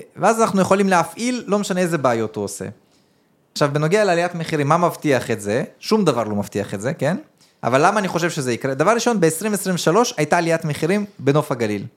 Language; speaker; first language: Hebrew; early bilingual, other home language; Russian